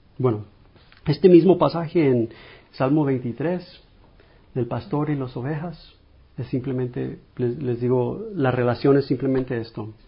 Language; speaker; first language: Spanish; non-native, fluent; English